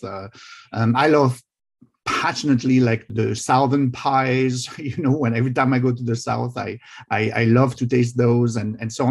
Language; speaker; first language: English; non-native, fluent; French